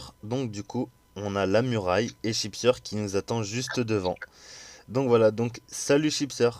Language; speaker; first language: French; native; French